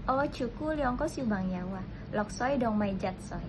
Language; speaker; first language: Cantonese; non-native, learner; Indonesian